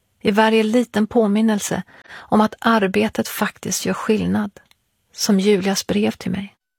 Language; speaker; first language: Swedish; early bilingual, other home language; Persian